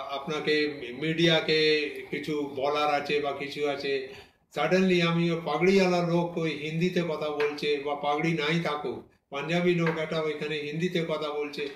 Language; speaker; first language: Bangla; non-native, local second language; Punjabi